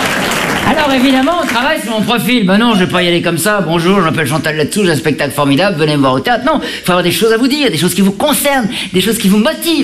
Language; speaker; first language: French; native; French